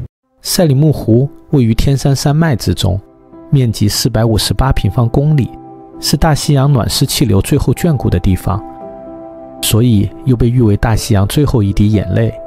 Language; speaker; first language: Chinese; native; Chinese